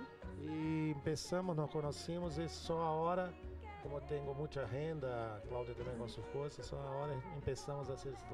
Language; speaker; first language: Spanish; non-native, local second language; Portuguese